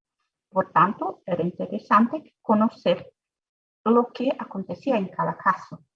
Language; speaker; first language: Spanish; non-native, fluent; Portuguese